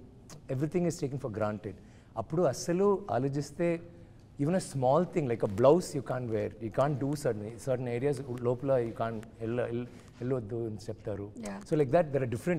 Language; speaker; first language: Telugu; non-native, learner; Tamil